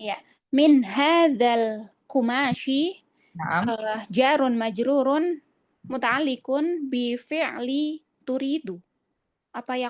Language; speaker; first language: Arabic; non-native, learner; Indonesian